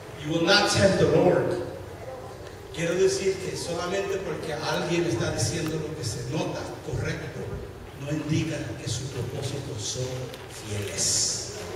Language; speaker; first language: Spanish; early bilingual, heritage; Spanish